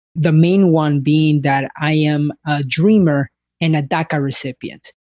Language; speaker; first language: English; early bilingual, other home language; Spanish